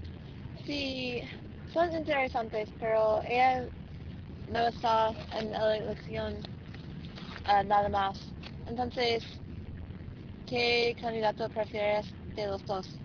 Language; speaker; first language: Spanish; non-native, learner; English